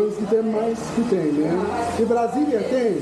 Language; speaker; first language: Portuguese; non-native, fluent; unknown